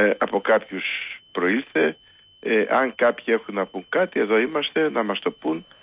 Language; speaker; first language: Greek; native; Greek